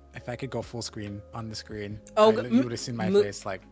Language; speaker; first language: English; native; English